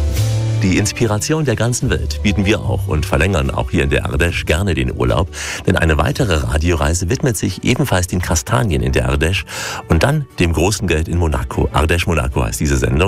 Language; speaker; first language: German; native; German